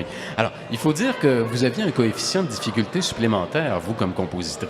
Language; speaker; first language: French; native; French